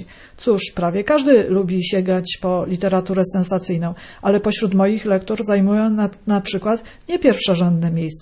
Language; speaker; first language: Polish; native; Polish